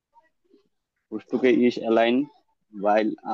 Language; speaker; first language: German; non-native, learner; Bangla